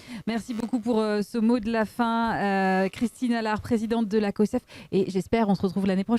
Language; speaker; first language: French; native; French